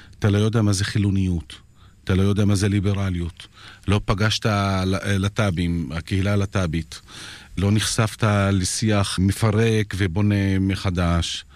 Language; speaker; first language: Hebrew; non-native, local second language; Arabic